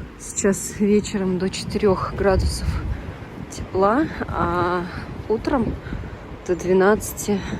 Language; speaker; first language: Russian; non-native, local second language; Tatar